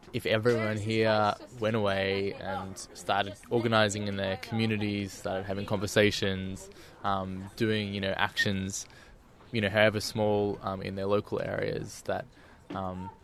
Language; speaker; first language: English; native; English